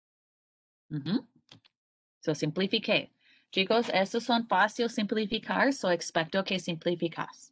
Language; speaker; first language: Spanish; non-native, learner; English